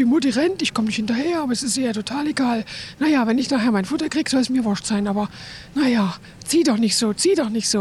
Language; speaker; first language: German; native; German